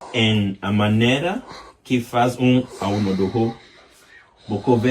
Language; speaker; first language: Portuguese; non-native, learner; English